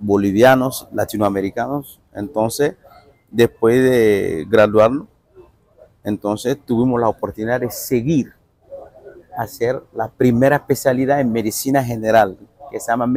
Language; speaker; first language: Spanish; non-native, fluent; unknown